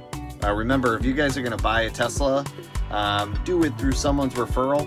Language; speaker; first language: English; native; English